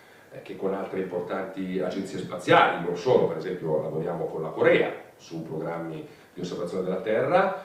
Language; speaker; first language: Italian; native; Italian